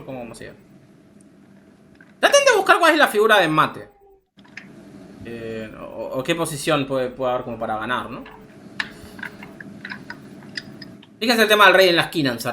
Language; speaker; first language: Spanish; native; Spanish